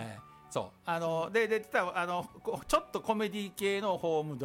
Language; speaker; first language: Japanese; native; Japanese